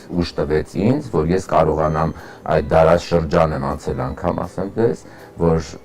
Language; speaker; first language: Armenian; native; Armenian